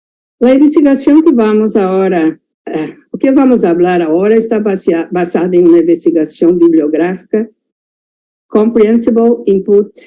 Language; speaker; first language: Spanish; non-native, fluent; Portuguese